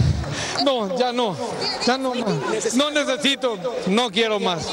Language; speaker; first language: Spanish; native; Spanish